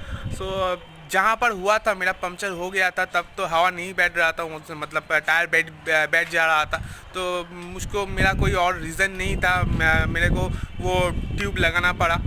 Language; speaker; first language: Hindi; non-native, local second language; Bangla